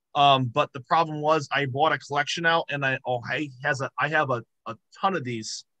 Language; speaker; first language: English; native; English